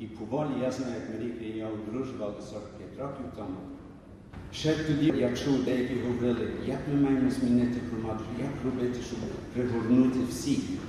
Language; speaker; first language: Ukrainian; early bilingual, other home language; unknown